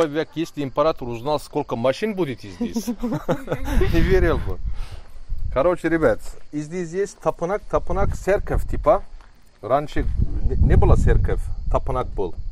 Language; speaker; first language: Russian; non-native, learner; Turkish